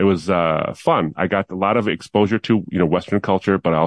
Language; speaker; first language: English; native; English